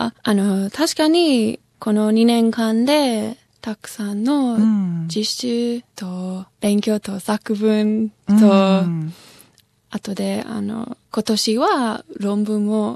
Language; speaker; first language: Japanese; non-native, fluent; English